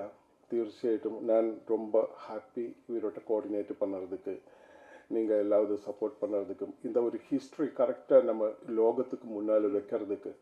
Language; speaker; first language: Tamil; non-native, learner; Malayalam